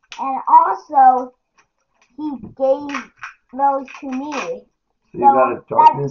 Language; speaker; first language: English; native; English